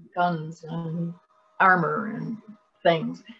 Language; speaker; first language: English; native; English